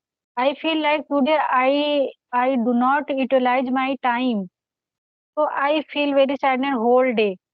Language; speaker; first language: English; non-native, learner; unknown